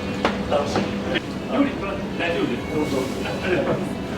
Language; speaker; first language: Japanese; native; Japanese